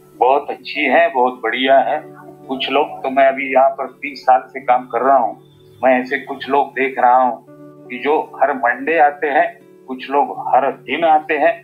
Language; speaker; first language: Hindi; non-native, local second language; Marathi